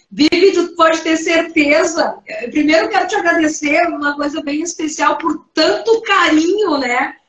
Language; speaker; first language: Portuguese; native; Portuguese